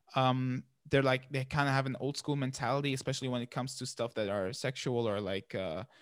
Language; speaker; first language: English; non-native, fluent; Arabic